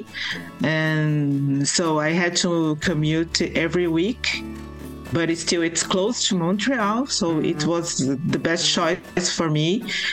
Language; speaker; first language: English; non-native, fluent; Portuguese